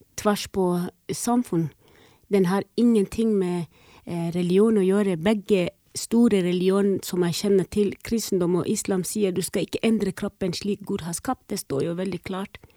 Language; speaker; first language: Norwegian; non-native, fluent; Somali